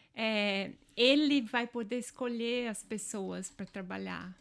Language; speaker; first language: Portuguese; non-native, local second language; German